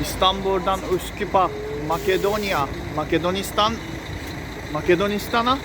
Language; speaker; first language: Japanese; native; Japanese